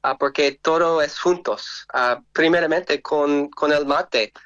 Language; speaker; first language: Spanish; non-native, learner; English